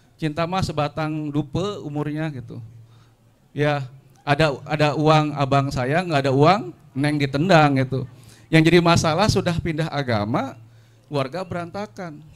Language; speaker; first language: Indonesian; non-native, local second language; Sundanese